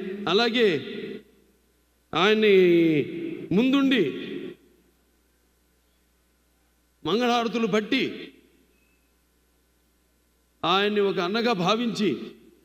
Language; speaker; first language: Telugu; native; Telugu